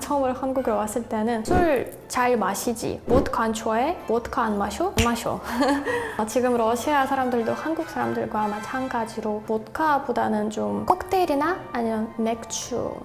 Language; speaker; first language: Korean; non-native, fluent; Russian